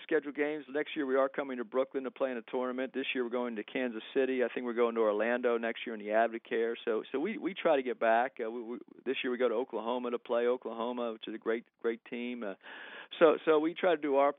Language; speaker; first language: English; native; English